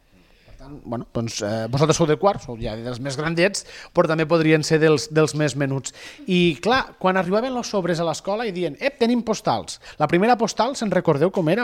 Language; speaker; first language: Catalan; native; Catalan